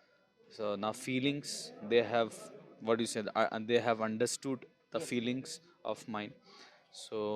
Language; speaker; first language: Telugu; non-native, local second language; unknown